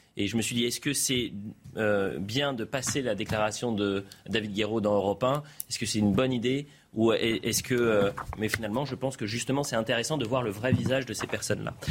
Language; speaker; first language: French; native; French